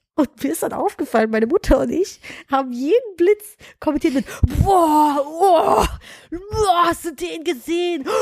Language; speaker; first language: German; native; German